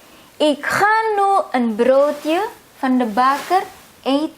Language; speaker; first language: Dutch; non-native, fluent; Indonesian